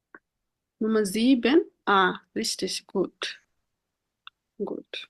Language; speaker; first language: German; non-native, fluent; Bangla